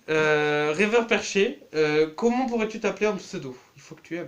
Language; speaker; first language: French; native; French